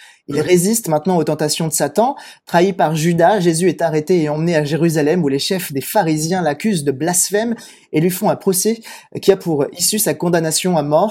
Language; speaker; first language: French; native; French